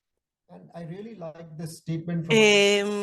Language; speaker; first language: English; non-native, fluent; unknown